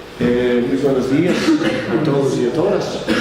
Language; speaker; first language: Spanish; non-native, fluent; English